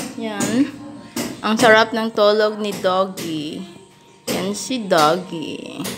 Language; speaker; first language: Filipino; non-native, local second language; Cebuano